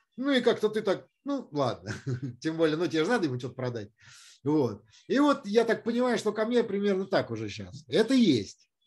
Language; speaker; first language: Russian; native; Russian